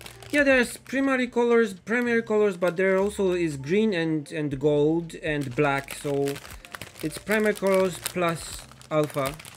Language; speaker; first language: English; non-native, fluent; Polish